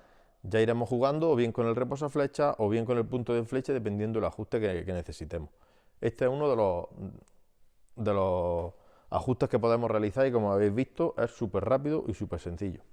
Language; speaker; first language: Spanish; native; Spanish